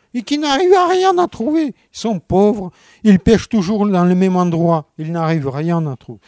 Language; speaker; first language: French; non-native, fluent; Russian